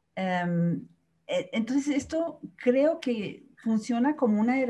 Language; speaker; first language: Spanish; native; Spanish